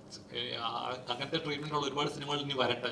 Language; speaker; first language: Malayalam; native; Malayalam